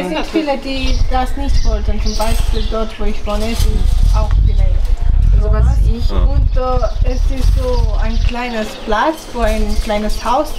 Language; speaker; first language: German; non-native, fluent; Romanian